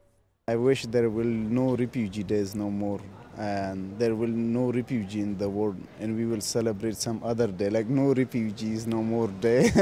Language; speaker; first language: English; non-native, learner; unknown